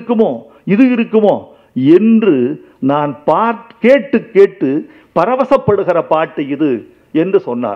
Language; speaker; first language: Tamil; native; Tamil